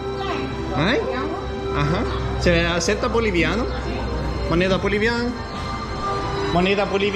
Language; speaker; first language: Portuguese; non-native, learner; English